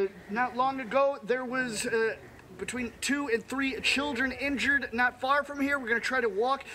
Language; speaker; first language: English; native; English